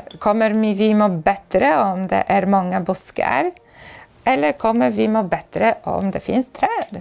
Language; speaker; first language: Swedish; non-native, fluent; Polish